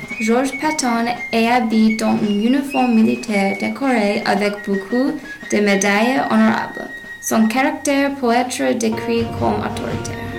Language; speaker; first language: French; non-native, learner; English